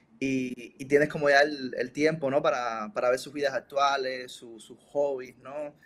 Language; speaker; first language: Spanish; native; Spanish